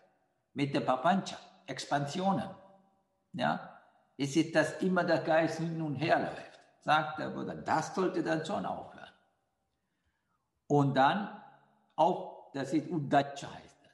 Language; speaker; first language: German; non-native, fluent; Sinhala